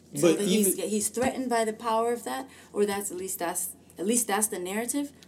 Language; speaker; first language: English; early bilingual, other home language; Amharic